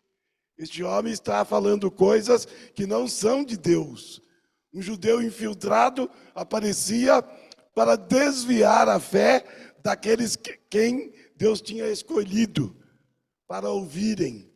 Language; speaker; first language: Portuguese; native; Portuguese